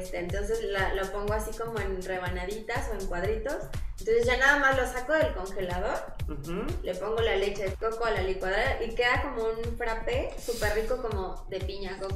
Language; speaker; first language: Spanish; native; Spanish